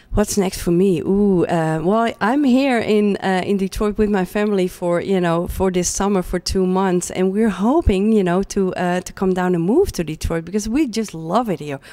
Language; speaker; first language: English; non-native, fluent; Dutch